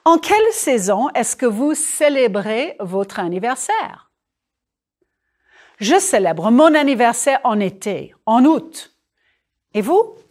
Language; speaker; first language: French; non-native, fluent; English